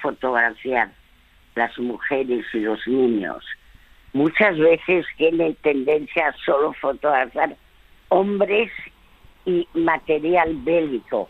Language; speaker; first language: Spanish; early bilingual, other home language; French